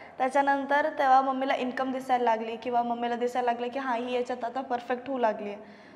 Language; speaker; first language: Marathi; non-native, local second language; Malayalam